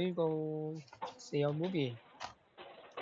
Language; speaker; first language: English; non-native, learner; Korean